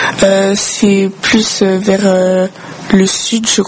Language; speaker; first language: French; early bilingual, other home language; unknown